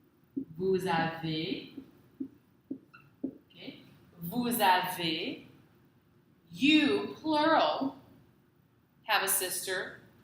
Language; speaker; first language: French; non-native, fluent; English